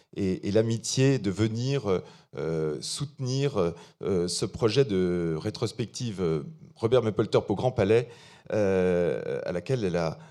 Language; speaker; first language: French; native; French